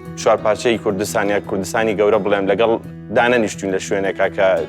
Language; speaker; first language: Central Kurdish; non-native, local second language; Gurani